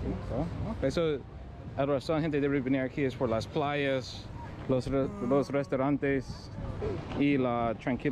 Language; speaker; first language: Spanish; non-native, learner; English